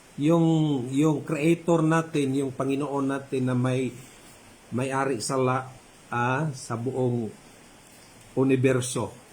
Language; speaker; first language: Filipino; non-native, local second language; Cebuano